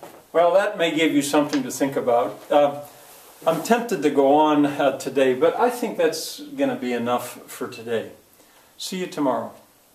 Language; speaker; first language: English; native; English